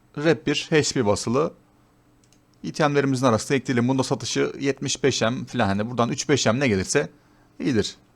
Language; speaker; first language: Turkish; native; Turkish